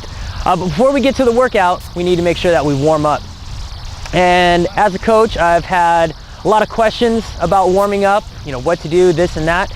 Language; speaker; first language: English; native; English